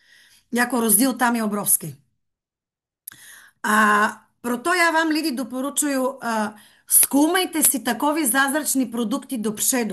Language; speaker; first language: Czech; non-native, fluent; Bulgarian